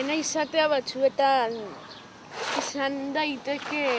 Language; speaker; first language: Basque; non-native, local second language; Spanish